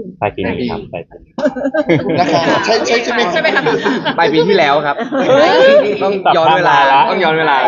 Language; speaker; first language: Thai; native; Thai